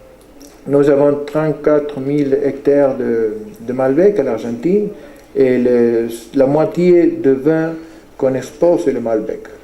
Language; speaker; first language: French; non-native, fluent; Spanish